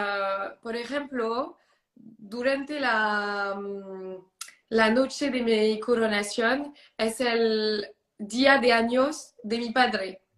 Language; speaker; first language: Spanish; non-native, learner; French